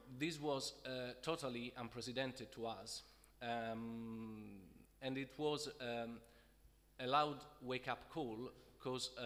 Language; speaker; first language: English; non-native, fluent; Italian